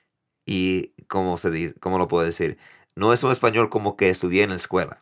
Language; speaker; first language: Spanish; early bilingual, heritage; Spanish